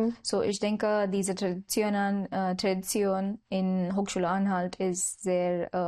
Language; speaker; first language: German; non-native, learner; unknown